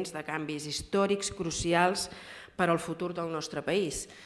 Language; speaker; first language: Catalan; native; Catalan